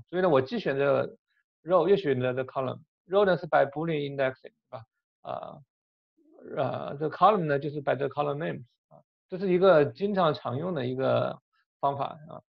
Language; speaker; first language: Chinese; native; Chinese